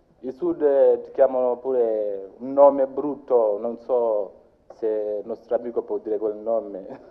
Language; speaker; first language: Italian; non-native, learner; Luo (Kenya and Tanzania)